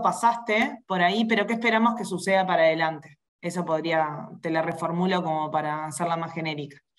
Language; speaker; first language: Spanish; native; Spanish